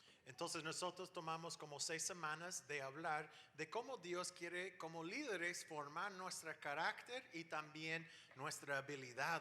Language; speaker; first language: Spanish; non-native, fluent; English